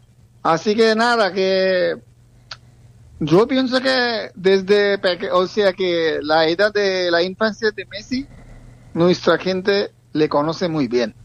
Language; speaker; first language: Spanish; non-native, learner; Bangla